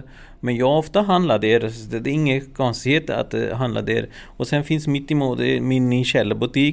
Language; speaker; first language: Swedish; non-native, learner; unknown